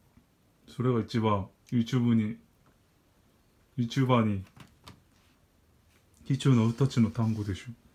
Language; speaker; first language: Japanese; non-native, learner; Korean